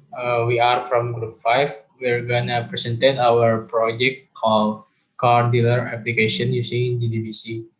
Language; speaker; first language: English; non-native, learner; Indonesian